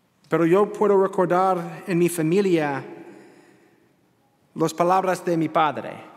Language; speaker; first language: Spanish; non-native, learner; English